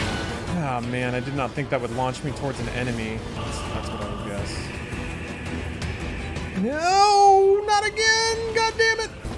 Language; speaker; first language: English; native; English